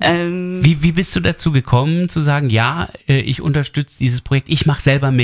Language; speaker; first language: German; native; German